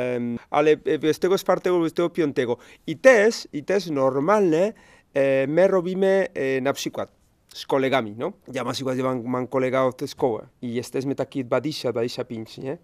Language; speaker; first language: Polish; non-native, learner; Spanish